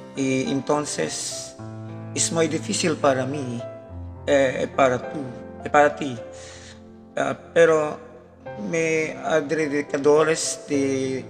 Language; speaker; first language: Spanish; non-native, learner; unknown